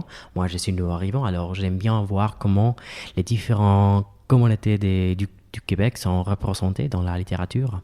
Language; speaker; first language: French; non-native, fluent; Spanish